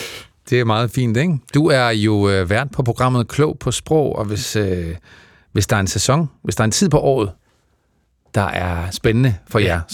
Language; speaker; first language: Danish; native; Danish